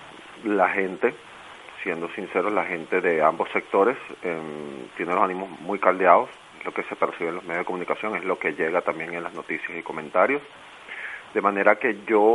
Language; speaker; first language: Spanish; native; Spanish